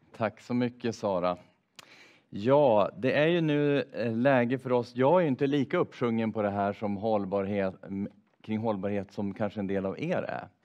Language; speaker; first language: Swedish; native; Swedish